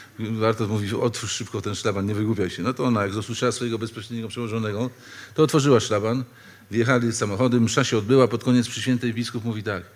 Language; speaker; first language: Polish; native; Polish